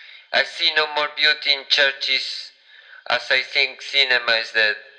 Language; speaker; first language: English; non-native, fluent; Spanish